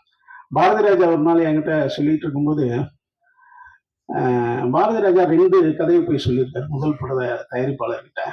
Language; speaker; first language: Tamil; native; Tamil